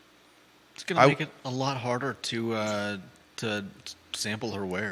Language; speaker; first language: English; native; English